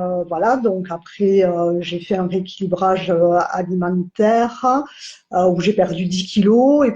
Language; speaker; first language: French; native; French